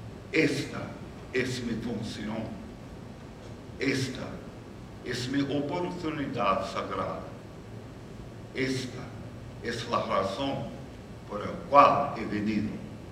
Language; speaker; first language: Spanish; non-native, learner; English